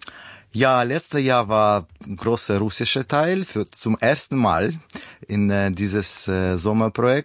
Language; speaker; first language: German; non-native, learner; Russian